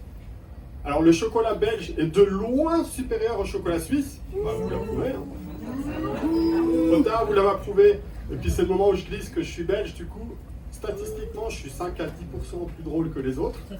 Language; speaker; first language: French; native; French